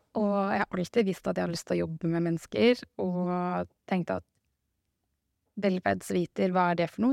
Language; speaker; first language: Norwegian; native; Norwegian